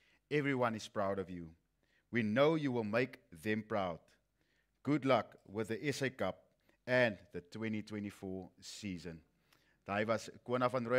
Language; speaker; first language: English; non-native, local second language; Afrikaans